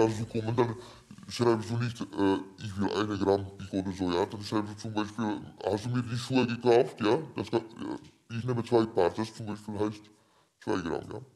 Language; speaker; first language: German; non-native, fluent; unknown